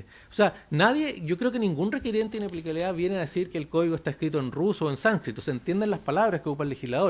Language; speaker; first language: Spanish; native; Spanish